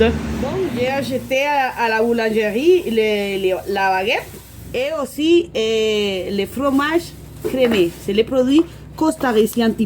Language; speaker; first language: French; non-native, fluent; Spanish